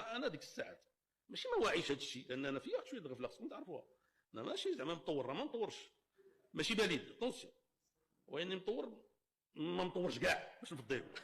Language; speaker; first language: Arabic; native; Arabic